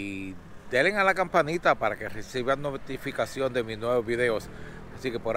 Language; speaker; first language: Spanish; native; Spanish